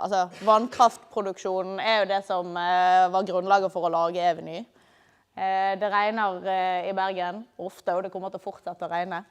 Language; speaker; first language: Norwegian; native; Norwegian